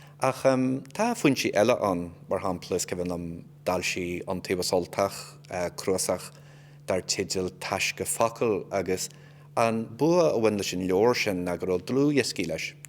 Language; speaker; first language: Irish; non-native, local second language; English